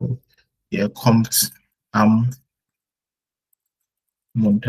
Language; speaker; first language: German; non-native, fluent; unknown